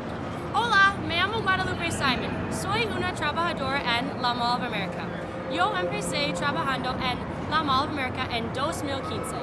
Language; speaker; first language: Spanish; non-native, learner; English